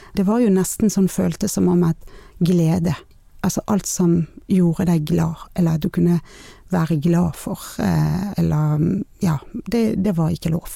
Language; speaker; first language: Norwegian; non-native, fluent; Persian